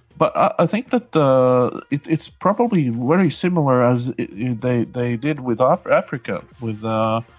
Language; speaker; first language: English; non-native, fluent; Latvian